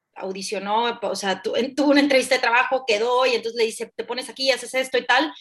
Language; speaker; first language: Spanish; native; Spanish